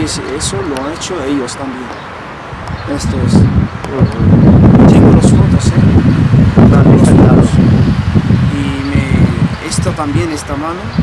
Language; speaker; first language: Spanish; non-native, learner; Arabic